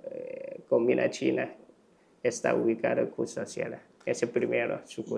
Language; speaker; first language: Spanish; non-native, learner; Chinese